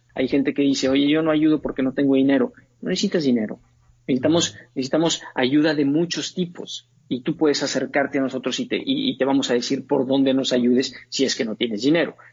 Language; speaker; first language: Spanish; native; Spanish